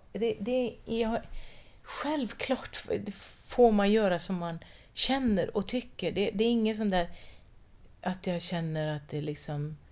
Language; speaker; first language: Swedish; native; Swedish